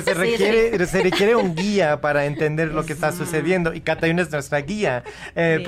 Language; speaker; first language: Spanish; early bilingual, heritage; Spanish